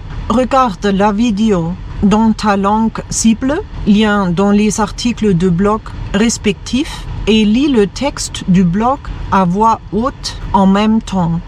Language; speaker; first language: French; non-native, fluent; German